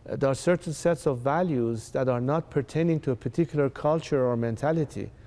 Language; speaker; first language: English; non-native, fluent; Persian